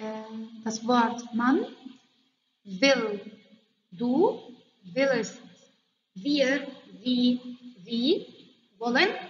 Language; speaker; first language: German; non-native, learner; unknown